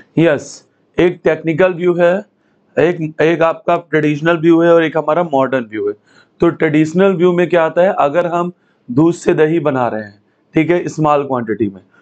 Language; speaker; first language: Hindi; native; Hindi